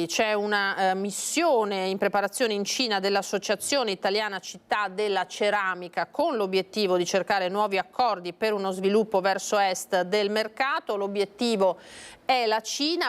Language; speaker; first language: Italian; native; Italian